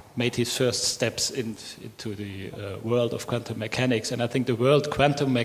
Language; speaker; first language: English; non-native, fluent; German